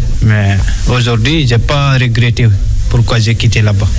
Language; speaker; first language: French; non-native, learner; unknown